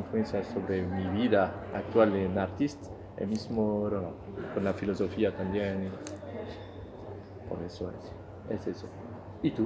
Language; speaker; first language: Spanish; non-native, fluent; French